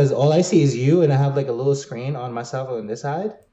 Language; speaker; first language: English; native; English